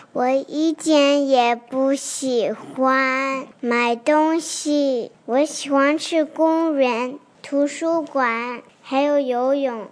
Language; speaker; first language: Chinese; early bilingual, heritage; Chinese